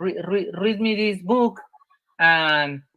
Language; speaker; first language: English; non-native, learner; Spanish